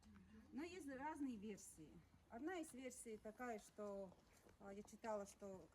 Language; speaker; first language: Russian; non-native, local second language; Latvian